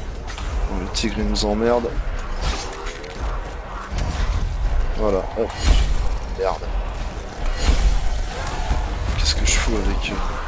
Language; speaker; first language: French; native; French